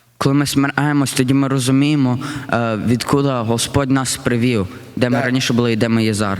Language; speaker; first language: Ukrainian; early bilingual, heritage; Ukrainian